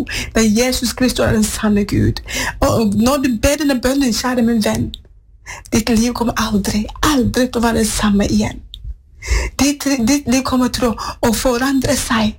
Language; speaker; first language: Swedish; non-native, learner; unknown